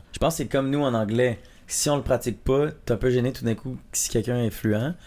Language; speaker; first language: French; native; French